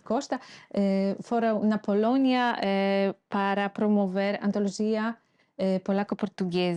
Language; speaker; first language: Portuguese; non-native, fluent; Polish